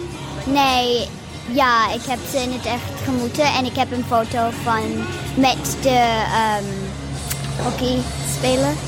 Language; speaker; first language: Dutch; early bilingual, heritage; Dutch